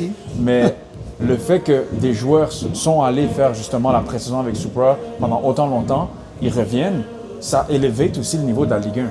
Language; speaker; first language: French; native; French